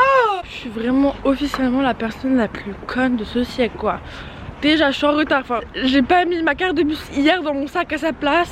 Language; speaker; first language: French; native; French